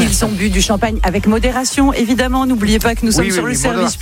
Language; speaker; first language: French; native; French